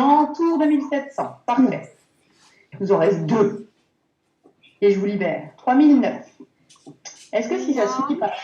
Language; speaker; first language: French; native; French